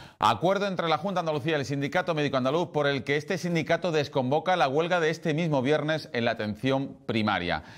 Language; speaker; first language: Spanish; native; Spanish